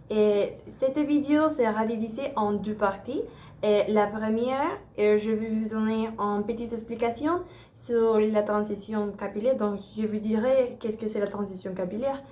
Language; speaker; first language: French; non-native, learner; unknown